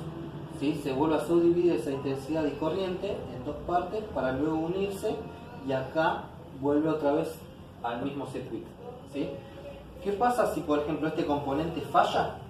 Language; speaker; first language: Spanish; native; Spanish